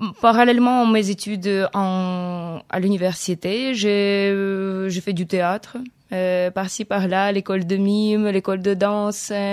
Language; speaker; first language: French; non-native, fluent; Ukrainian